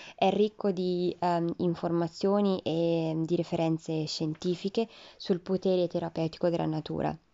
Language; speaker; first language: Italian; native; Italian